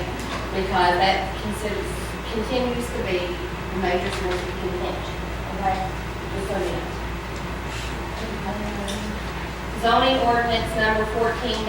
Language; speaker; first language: English; native; English